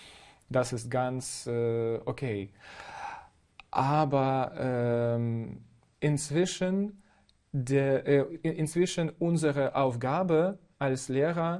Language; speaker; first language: German; non-native, fluent; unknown